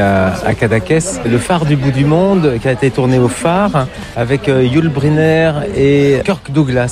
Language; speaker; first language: French; native; French